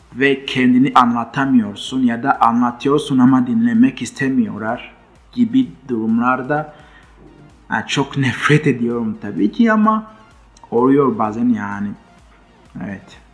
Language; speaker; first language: Turkish; non-native, fluent; Kinyarwanda